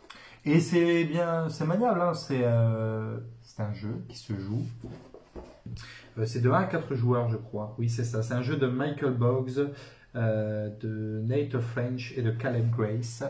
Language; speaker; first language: French; native; French